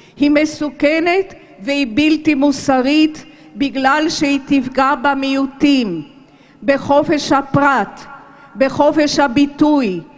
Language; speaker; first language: Hebrew; early bilingual, other home language; Romanian